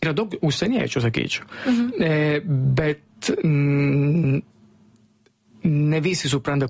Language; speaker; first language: Lithuanian; non-native, fluent; Italian